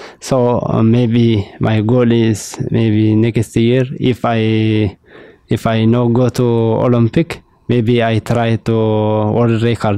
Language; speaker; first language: English; non-native, learner; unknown